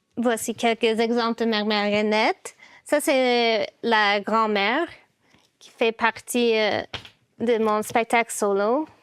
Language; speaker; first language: French; non-native, fluent; English